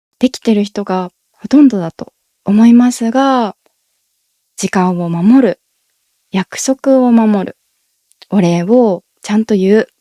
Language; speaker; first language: Japanese; native; Japanese